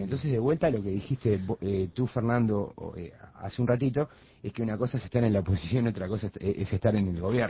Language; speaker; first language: Spanish; native; Spanish